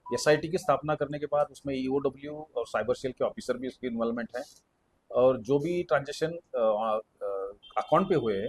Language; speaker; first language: Hindi; non-native, local second language; Marathi